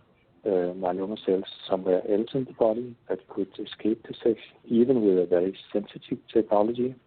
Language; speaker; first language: English; non-native, fluent; Danish